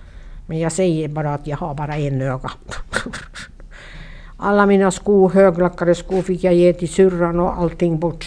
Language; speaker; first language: Swedish; non-native, learner; Finnish